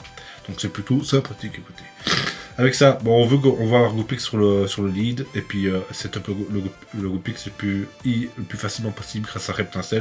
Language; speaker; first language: French; native; French